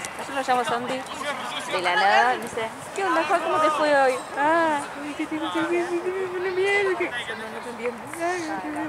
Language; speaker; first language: Spanish; native; Spanish